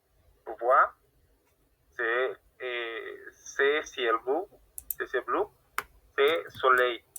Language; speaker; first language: French; non-native, learner; Spanish